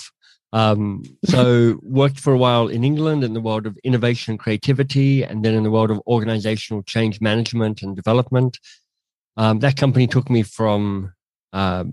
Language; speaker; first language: English; native; English